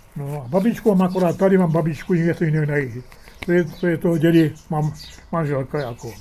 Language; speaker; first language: Czech; early bilingual, heritage; Czech